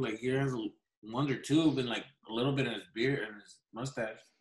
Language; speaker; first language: English; early bilingual, other home language; Spanish